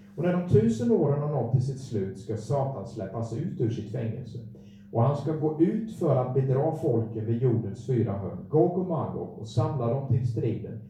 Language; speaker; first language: Swedish; native; Swedish